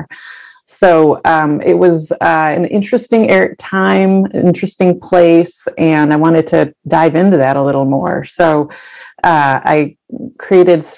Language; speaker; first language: English; native; English